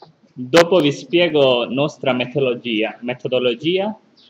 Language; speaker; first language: Italian; non-native, learner; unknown